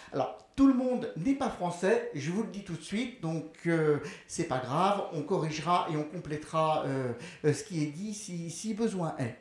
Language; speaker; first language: French; native; French